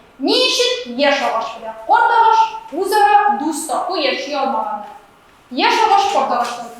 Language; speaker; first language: Tatar; native; Tatar